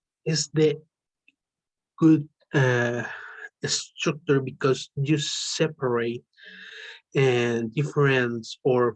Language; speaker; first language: English; non-native, learner; Spanish